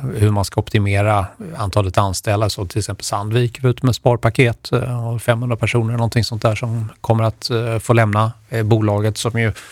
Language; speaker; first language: Swedish; native; Swedish